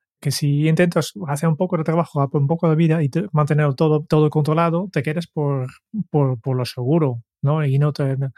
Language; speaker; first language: Spanish; non-native, fluent; Dutch